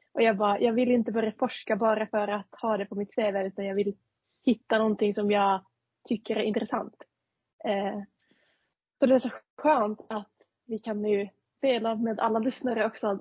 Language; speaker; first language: Swedish; non-native, fluent; Finnish